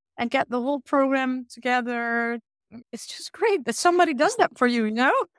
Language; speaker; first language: English; non-native, fluent; Dutch